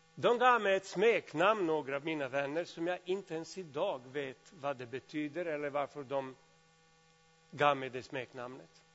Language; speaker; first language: Swedish; non-native, fluent; Serbian